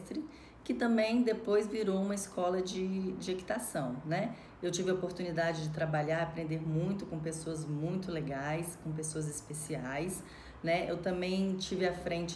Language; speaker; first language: Portuguese; native; Portuguese